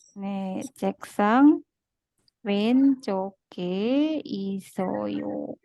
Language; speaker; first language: Korean; non-native, learner; Indonesian